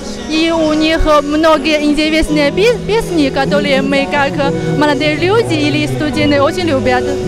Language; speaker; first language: Russian; non-native, fluent; Chinese